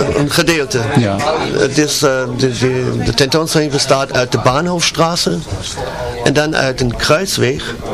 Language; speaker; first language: Dutch; non-native, learner; German